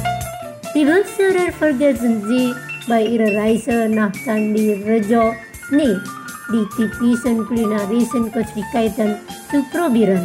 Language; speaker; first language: German; non-native, learner; Indonesian